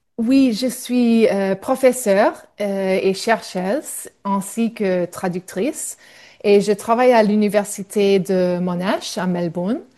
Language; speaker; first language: French; non-native, fluent; English